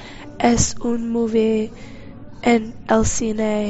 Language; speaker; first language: Spanish; non-native, learner; English